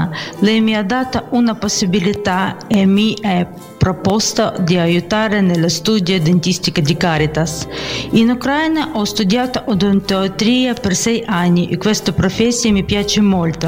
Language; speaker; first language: Italian; non-native, fluent; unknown